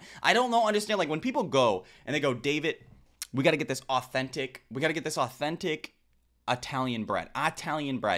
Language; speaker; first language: English; native; English